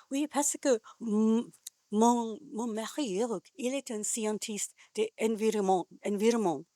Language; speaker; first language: French; non-native, learner; Japanese